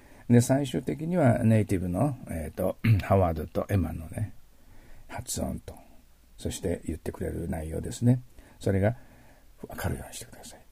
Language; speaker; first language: Japanese; native; Japanese